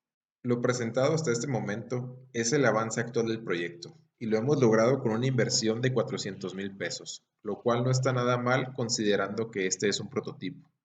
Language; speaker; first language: Spanish; native; Spanish